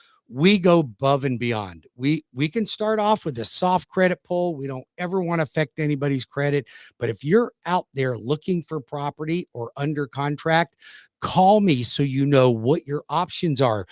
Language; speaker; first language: English; native; English